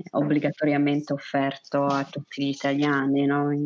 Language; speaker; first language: Italian; native; Italian